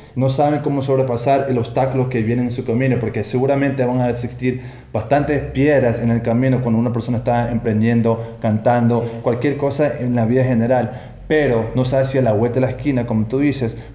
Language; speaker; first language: Spanish; non-native, fluent; English